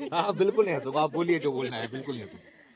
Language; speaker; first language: Hindi; native; Hindi